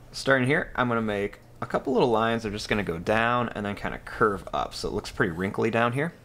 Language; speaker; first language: English; native; English